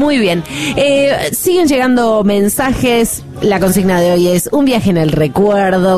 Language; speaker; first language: Spanish; native; Spanish